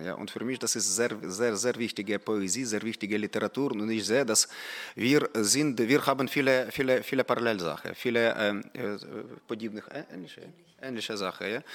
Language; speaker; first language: German; non-native, fluent; Ukrainian